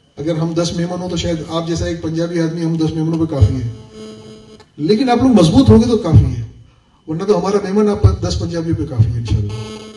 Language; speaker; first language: Urdu; non-native, local second language; Memoni